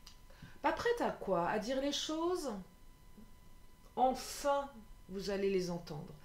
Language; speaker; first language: French; native; French